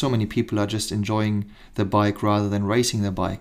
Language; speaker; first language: English; non-native, fluent; German